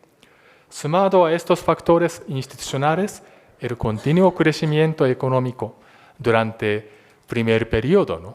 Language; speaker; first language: Spanish; non-native, fluent; Japanese